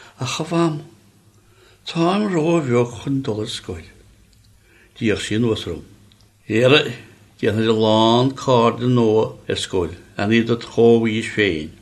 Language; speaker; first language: Irish; native; Irish